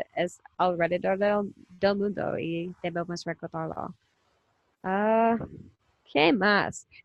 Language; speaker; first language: Spanish; non-native, learner; English